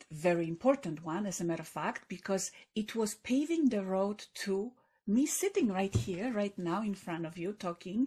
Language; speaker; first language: English; non-native, fluent; Polish